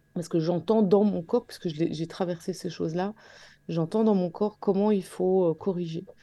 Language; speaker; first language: French; native; French